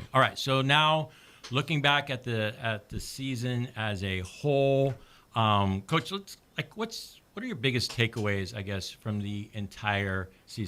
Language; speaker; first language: English; native; English